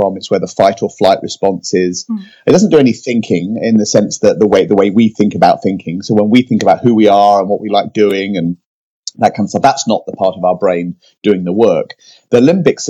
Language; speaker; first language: English; native; English